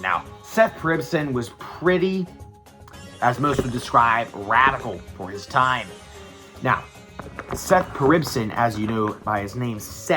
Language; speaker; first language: English; native; English